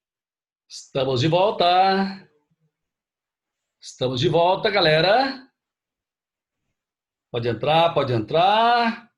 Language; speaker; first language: Portuguese; native; Portuguese